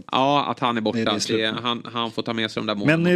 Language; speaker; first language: Swedish; native; Swedish